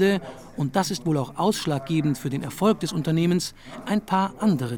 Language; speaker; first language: German; native; German